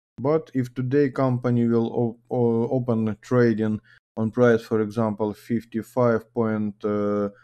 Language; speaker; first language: English; non-native, learner; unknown